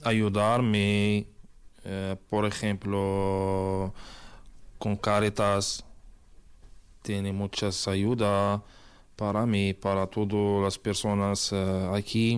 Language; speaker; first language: Spanish; non-native, learner; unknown